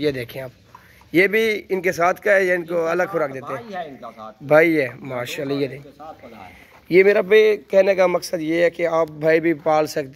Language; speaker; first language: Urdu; non-native, local second language; Saraiki